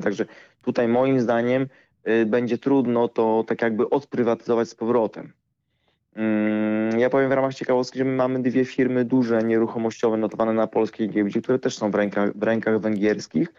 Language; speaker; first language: Polish; native; Polish